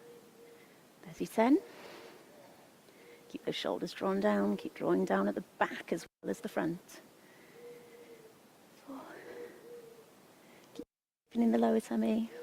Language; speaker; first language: English; native; English